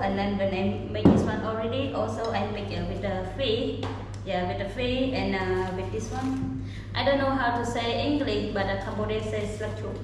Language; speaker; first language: English; non-native, learner; Khmer